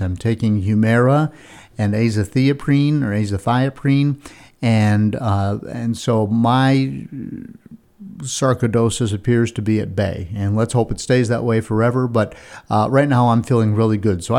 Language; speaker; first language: English; native; English